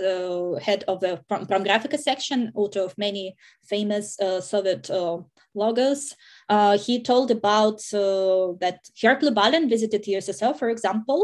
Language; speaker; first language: English; non-native, fluent; Russian